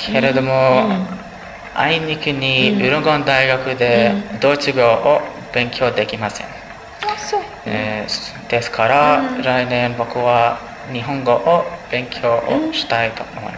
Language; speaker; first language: Japanese; non-native, learner; English